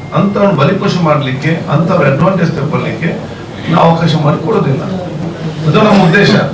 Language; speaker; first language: Kannada; non-native, local second language; Malayalam